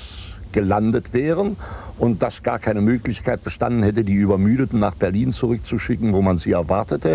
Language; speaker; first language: German; native; German